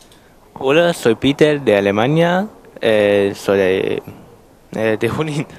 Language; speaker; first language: Spanish; non-native, fluent; German